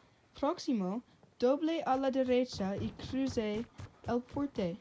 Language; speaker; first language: Spanish; non-native, learner; English